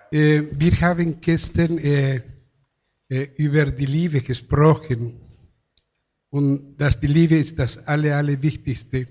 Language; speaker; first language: German; non-native, fluent; Spanish